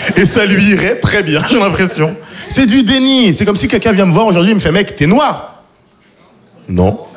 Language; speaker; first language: French; native; French